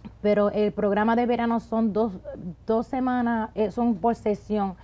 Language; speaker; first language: Spanish; early bilingual, heritage; Spanish